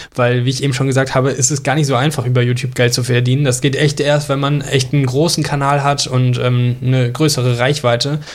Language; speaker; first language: German; native; German